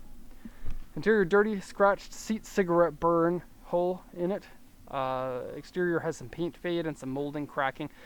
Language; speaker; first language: English; native; English